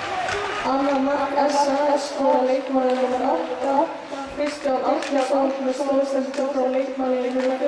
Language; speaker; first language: Icelandic; native; Icelandic